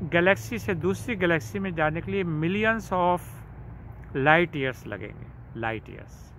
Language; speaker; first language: Urdu; native; Urdu